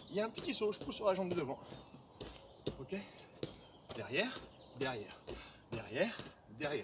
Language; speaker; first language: French; native; French